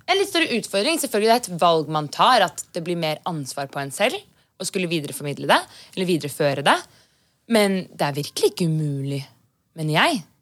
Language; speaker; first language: Norwegian; native; Norwegian